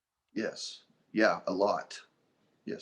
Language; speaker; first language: English; native; English